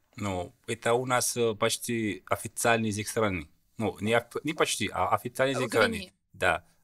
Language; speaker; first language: Russian; non-native, fluent; French